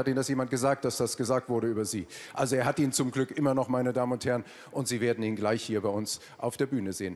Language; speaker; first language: German; native; German